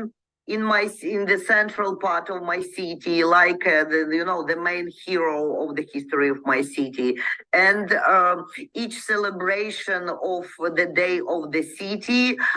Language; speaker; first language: English; non-native, learner; Ukrainian